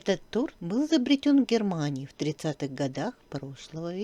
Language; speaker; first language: Russian; native; Russian